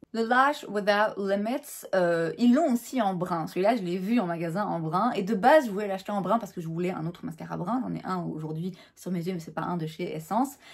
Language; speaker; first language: French; native; French